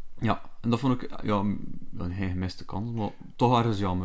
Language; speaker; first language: Dutch; native; Dutch